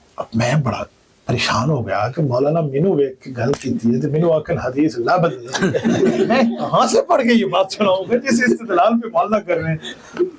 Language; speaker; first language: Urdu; non-native, local second language; Punjabi